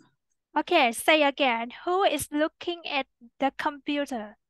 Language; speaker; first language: English; non-native, fluent; Vietnamese